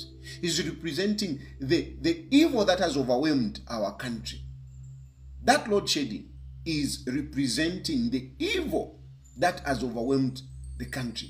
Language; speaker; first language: English; non-native, local second language; Bemba